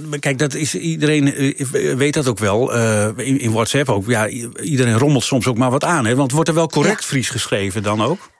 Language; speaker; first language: Dutch; native; Dutch